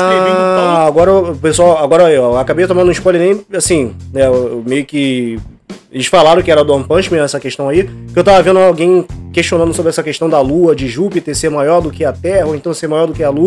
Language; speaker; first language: Portuguese; native; Portuguese